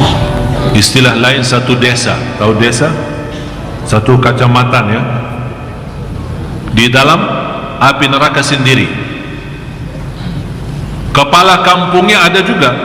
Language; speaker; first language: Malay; non-native, fluent; Arabic